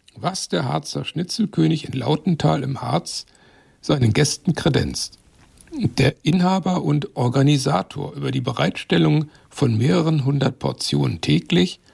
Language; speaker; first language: German; native; German